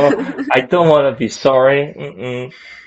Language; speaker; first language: English; non-native, fluent; Korean